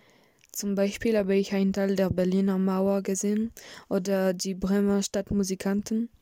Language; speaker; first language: German; non-native, learner; French